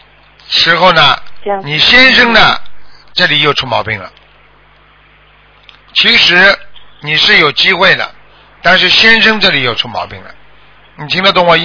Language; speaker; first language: Chinese; native; Chinese